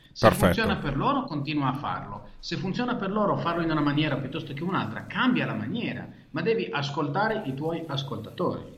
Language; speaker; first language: Italian; non-native, fluent; Hebrew